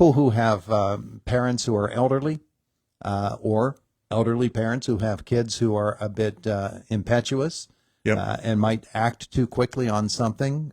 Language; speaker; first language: English; native; English